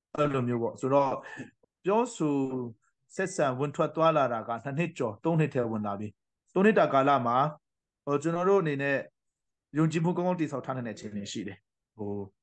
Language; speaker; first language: Burmese; non-native, local second language; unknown